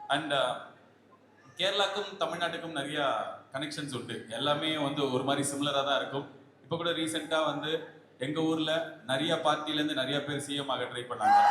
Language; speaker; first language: Tamil; native; Tamil